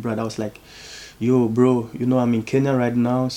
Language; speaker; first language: English; non-native, local second language; Ewe